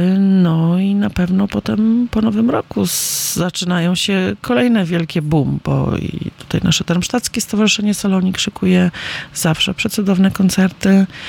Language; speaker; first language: Polish; native; Polish